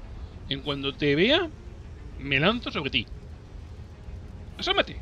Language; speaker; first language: Spanish; native; Spanish